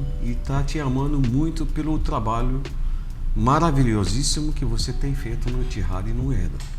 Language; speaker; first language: Portuguese; non-native, fluent; Arabic